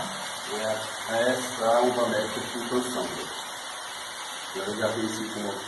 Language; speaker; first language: French; non-native, learner; Portuguese